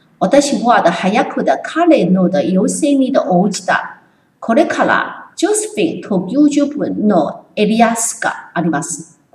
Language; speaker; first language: Japanese; non-native, learner; Chinese